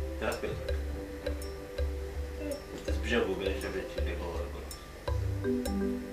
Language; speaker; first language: Polish; non-native, fluent; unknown